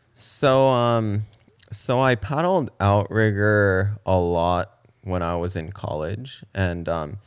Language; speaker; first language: English; early bilingual, other home language; Japanese